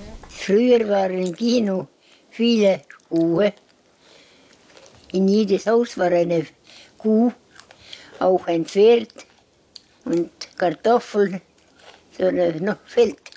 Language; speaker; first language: German; non-native, learner; Estonian